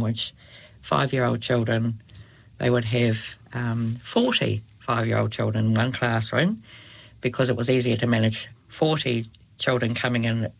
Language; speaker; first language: English; native; English